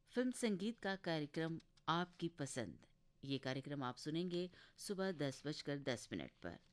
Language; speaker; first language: Hindi; native; Hindi